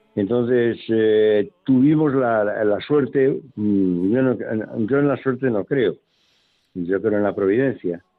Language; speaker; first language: Spanish; native; Spanish